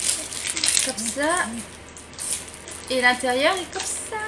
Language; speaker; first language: French; native; French